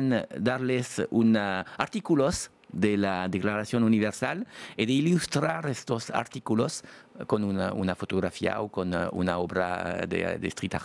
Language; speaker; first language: Spanish; non-native, fluent; French